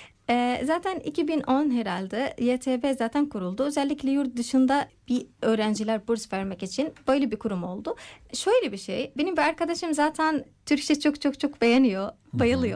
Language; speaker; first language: Turkish; non-native, fluent; Arabic